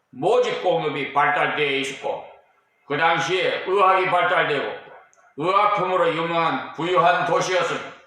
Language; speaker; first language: Korean; native; Korean